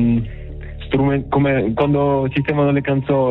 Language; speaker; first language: Italian; non-native, fluent; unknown